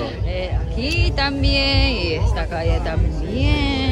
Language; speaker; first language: Spanish; non-native, learner; Japanese